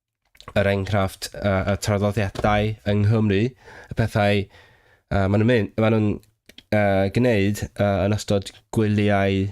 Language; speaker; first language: Welsh; non-native, fluent; Cantonese